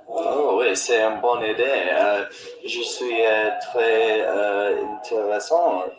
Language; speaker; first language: French; non-native, learner; English